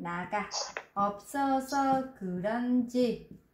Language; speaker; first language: Korean; non-native, learner; Vietnamese